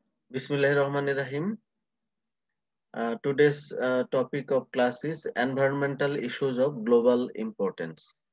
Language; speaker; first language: English; non-native, local second language; Bangla